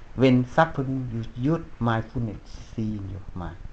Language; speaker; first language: English; non-native, learner; Thai